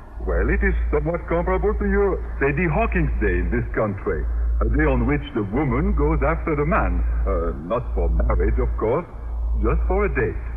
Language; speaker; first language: English; native; English